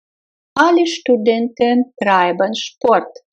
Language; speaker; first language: German; non-native, fluent; Russian